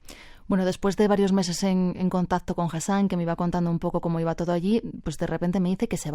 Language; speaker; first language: Spanish; native; Spanish